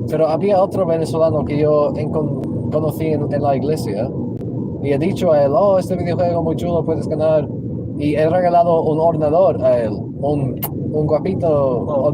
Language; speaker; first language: Spanish; non-native, local second language; English